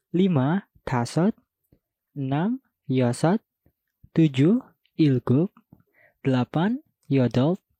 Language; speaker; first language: Korean; non-native, fluent; Indonesian